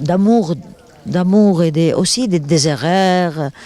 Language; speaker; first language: French; non-native, fluent; Italian